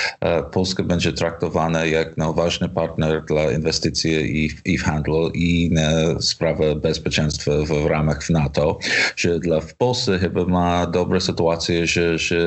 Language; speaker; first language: Polish; non-native, learner; English